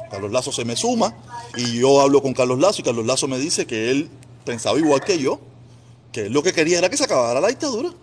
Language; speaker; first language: Spanish; native; Spanish